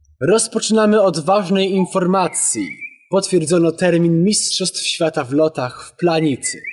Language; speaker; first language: Polish; native; Polish